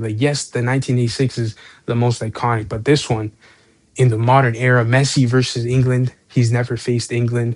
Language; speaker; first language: English; native; English